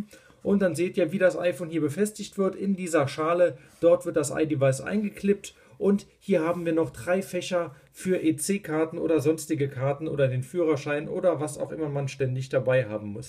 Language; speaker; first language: German; native; German